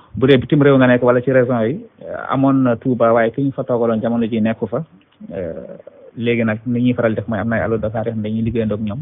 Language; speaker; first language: Wolof; non-native, local second language; Fula